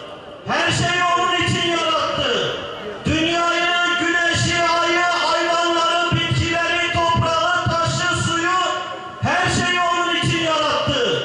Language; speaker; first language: Turkish; non-native, local second language; Zaza